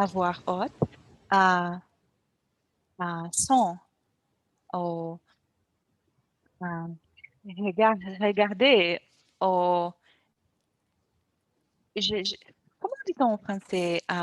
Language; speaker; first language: French; non-native, learner; Portuguese